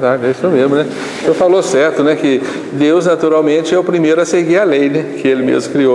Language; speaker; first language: Portuguese; native; Portuguese